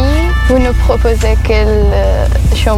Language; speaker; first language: French; non-native, learner; Persian